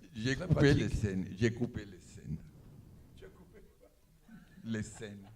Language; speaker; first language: French; non-native, fluent; Spanish